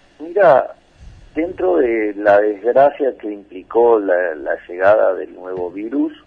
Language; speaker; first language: Spanish; native; Spanish